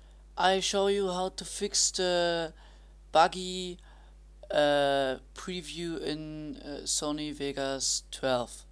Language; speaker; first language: English; non-native, learner; German